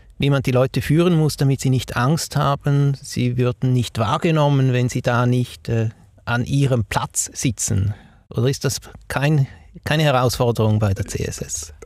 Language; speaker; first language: German; native; German